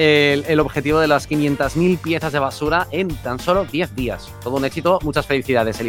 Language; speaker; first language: Spanish; native; Spanish